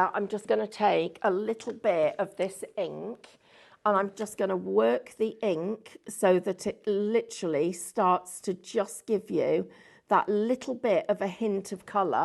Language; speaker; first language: English; native; English